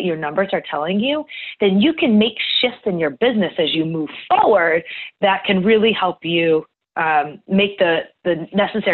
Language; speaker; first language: English; native; English